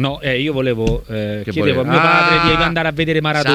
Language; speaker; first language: Italian; native; Italian